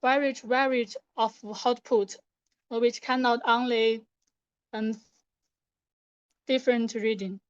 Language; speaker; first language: English; non-native, learner; Chinese